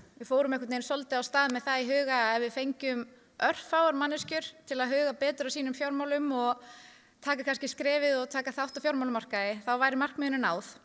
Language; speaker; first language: Icelandic; native; Icelandic